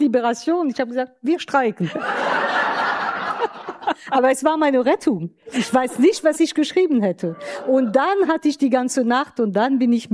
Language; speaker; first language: German; non-native, fluent; French